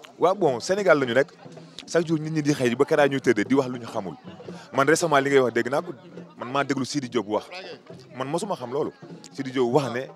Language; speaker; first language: Wolof; native; Wolof